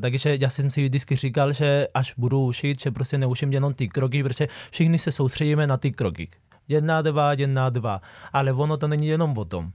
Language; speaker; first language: Czech; non-native, fluent; Spanish